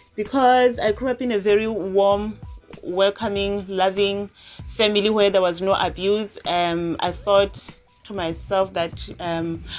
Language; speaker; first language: English; non-native, local second language; Zulu